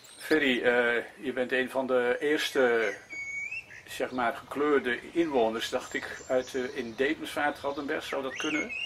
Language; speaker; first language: Dutch; native; Dutch